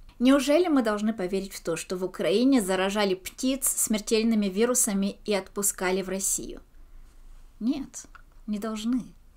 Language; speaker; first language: Russian; early bilingual, heritage; Russian